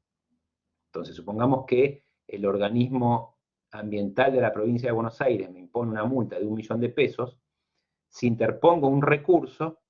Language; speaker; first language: Spanish; native; Spanish